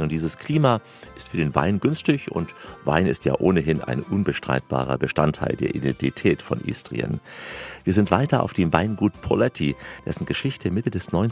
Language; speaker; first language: German; native; German